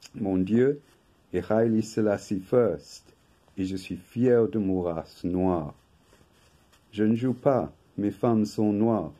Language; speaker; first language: French; non-native, fluent; English